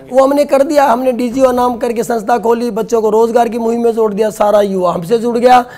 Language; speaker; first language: Hindi; native; Hindi